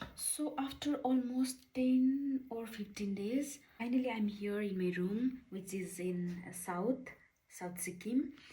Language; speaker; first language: English; non-native, local second language; Nepali